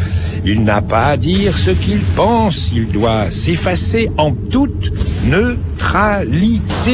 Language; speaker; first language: French; native; French